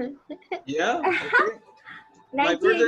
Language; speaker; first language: English; non-native, fluent; Spanish